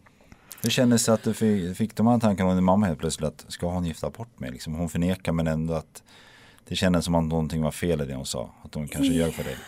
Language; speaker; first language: Swedish; native; Swedish